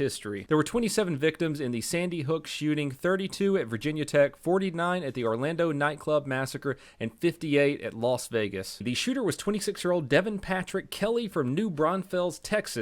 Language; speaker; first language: English; native; English